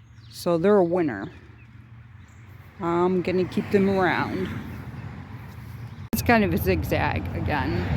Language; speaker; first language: English; native; English